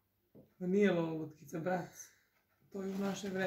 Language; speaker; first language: Croatian; native; Croatian